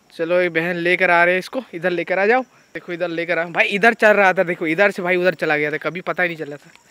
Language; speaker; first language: Hindi; non-native, local second language; Bangla